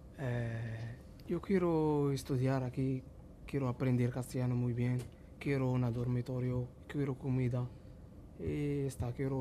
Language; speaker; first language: Spanish; non-native, learner; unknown